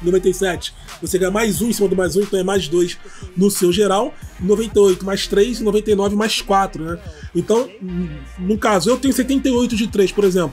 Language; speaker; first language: Portuguese; native; Portuguese